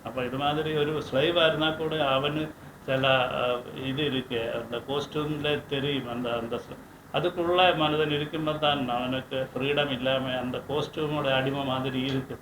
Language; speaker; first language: Tamil; non-native, learner; Malayalam